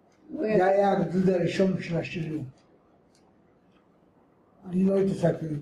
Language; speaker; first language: Hebrew; non-native, fluent; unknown